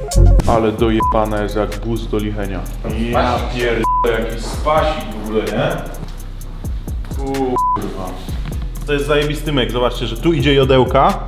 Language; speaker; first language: Polish; native; Polish